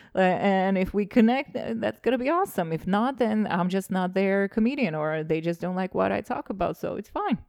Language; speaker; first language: English; non-native, fluent; Estonian